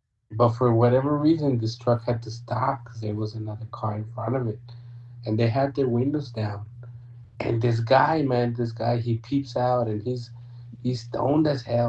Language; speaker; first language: English; early bilingual, other home language; Spanish